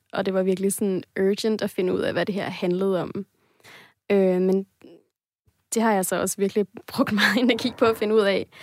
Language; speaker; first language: Danish; native; Danish